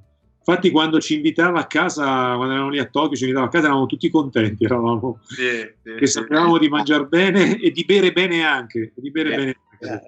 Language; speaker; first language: Italian; native; Italian